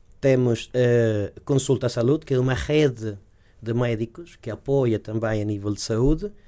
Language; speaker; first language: Portuguese; early bilingual, heritage; Portuguese